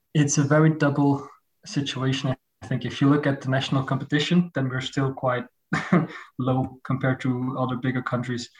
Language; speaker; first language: English; non-native, fluent; Dutch